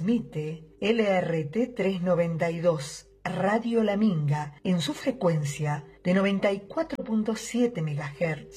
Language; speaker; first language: Spanish; native; Spanish